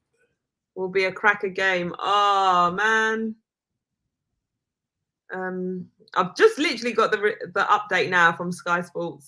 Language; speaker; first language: English; native; English